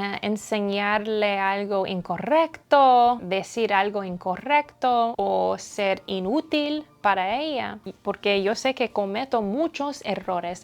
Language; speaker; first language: Spanish; non-native, learner; English